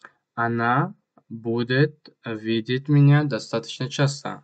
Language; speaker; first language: Russian; non-native, learner; Tajik